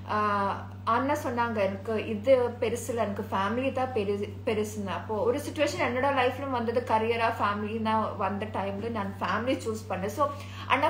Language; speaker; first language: Tamil; non-native, learner; Malayalam